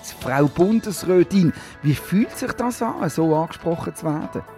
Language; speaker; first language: German; native; German